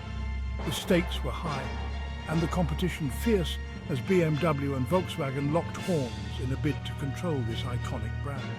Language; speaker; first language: English; native; English